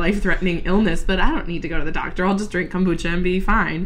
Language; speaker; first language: English; native; English